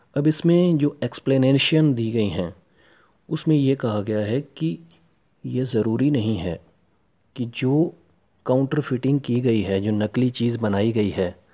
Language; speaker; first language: Hindi; non-native, local second language; Punjabi